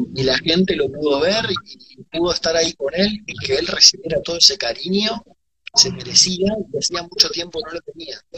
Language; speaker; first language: Spanish; native; Spanish